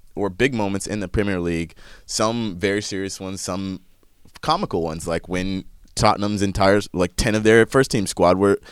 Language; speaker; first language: English; native; English